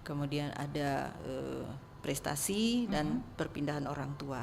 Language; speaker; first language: Indonesian; native; Indonesian